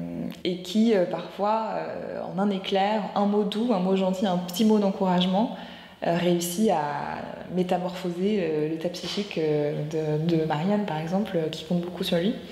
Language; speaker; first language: French; native; French